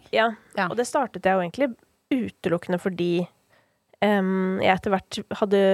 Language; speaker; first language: Norwegian; native; Norwegian